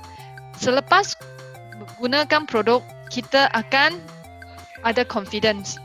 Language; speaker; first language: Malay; non-native, local second language; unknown